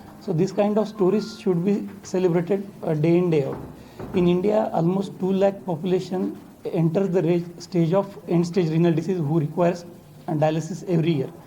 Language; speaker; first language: English; non-native, local second language; Telugu